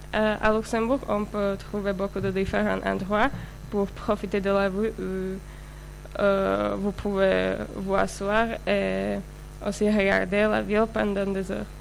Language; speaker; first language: French; non-native, fluent; Slovak